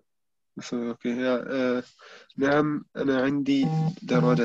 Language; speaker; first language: Arabic; non-native, learner; German